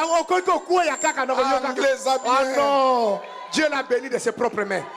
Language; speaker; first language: French; non-native, local second language; Lingala